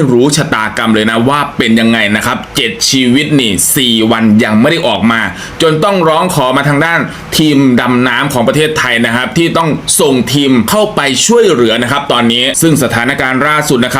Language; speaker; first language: Thai; native; Thai